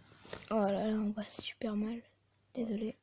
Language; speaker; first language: French; native; French